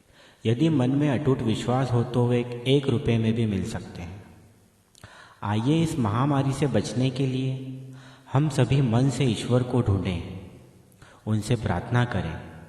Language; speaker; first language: Hindi; native; Hindi